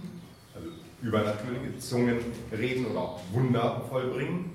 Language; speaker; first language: German; native; German